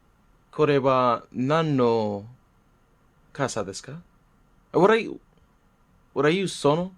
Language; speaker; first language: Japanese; non-native, learner; English